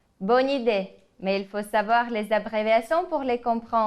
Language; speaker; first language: French; non-native, fluent; Ukrainian